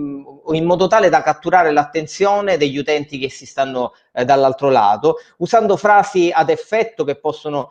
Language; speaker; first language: Italian; native; Italian